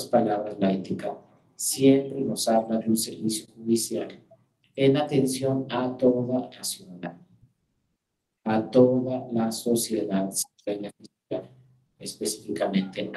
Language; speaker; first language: Spanish; native; Spanish